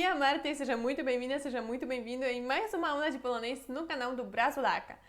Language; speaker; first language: Portuguese; non-native, fluent; Polish